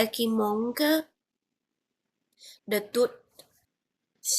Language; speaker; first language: French; non-native, learner; Vietnamese